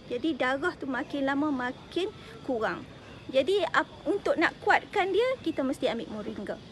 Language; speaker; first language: Malay; native; Malay